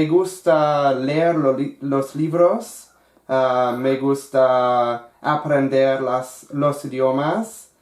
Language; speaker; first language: Spanish; non-native, learner; English